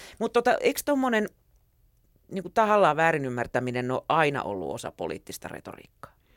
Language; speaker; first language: Finnish; native; Finnish